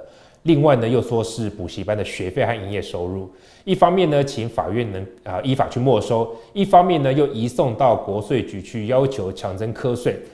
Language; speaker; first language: Chinese; native; Chinese